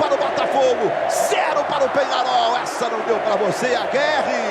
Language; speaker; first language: Portuguese; native; Portuguese